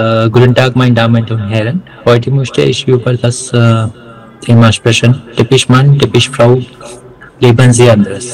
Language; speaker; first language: German; non-native, learner; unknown